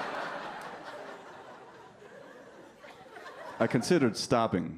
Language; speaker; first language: English; native; English